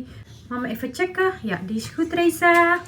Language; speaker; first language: Dutch; non-native, learner; Indonesian